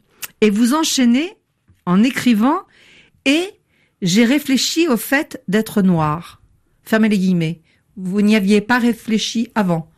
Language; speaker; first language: French; native; French